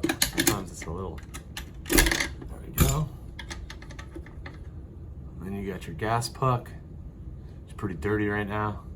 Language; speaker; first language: English; native; English